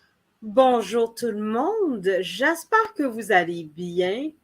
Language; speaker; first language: French; non-native, learner; English